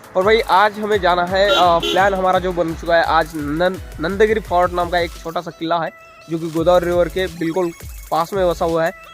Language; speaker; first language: Hindi; non-native, local second language; Marathi